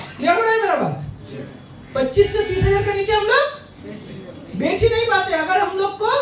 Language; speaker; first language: Hindi; non-native, local second language; Bangla